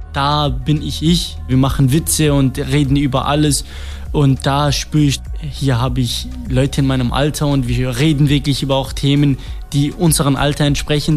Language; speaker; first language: German; non-native, fluent; Kurdish